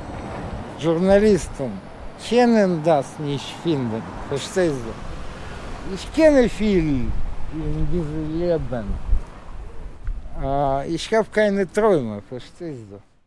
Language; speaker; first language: German; non-native, learner; Russian